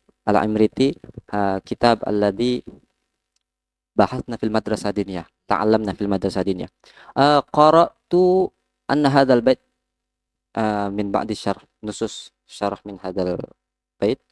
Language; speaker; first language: Arabic; non-native, learner; Indonesian